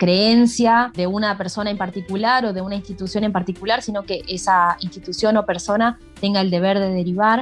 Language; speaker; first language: Spanish; native; Spanish